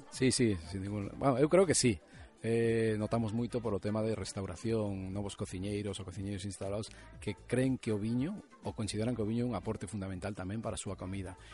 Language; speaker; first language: Galician; native; Galician